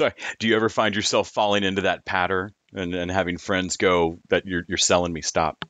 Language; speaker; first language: English; native; English